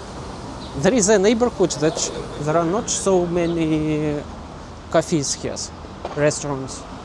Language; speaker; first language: English; non-native, learner; Russian